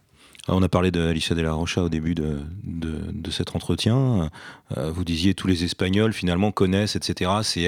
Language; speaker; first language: French; native; French